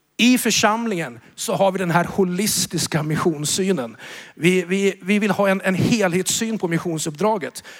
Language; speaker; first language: Swedish; native; Swedish